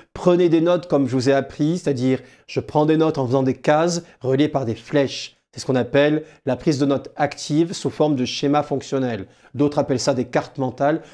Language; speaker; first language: French; native; French